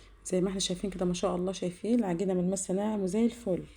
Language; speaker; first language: Arabic; native; Arabic